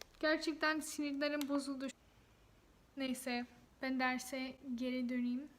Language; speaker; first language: Turkish; non-native, fluent; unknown